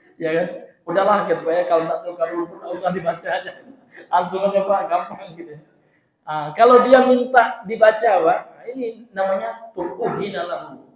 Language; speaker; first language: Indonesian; non-native, local second language; Minangkabau